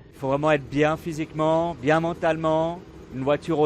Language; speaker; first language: French; native; French